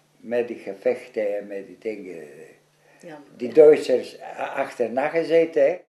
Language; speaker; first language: Dutch; non-native, fluent; Polish